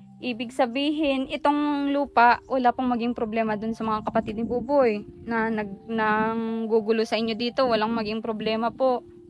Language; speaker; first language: Filipino; native; Filipino